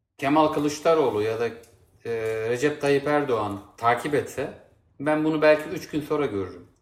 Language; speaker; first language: Turkish; native; Turkish